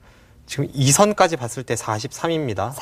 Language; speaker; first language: Korean; native; Korean